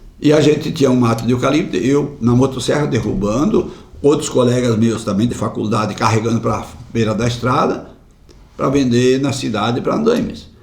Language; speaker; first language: Portuguese; non-native, local second language; German